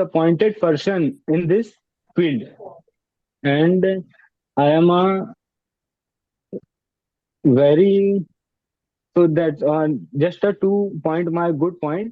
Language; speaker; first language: English; non-native, learner; Hindi